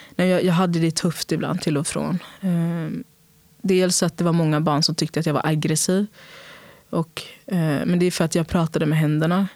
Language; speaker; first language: Swedish; early bilingual, other home language; Portuguese